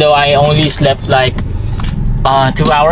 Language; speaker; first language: English; non-native, local second language; Filipino